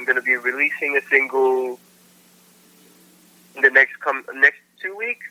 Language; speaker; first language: English; non-native, local second language; Filipino